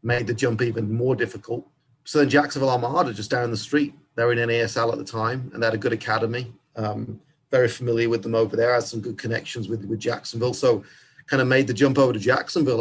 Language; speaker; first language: English; native; English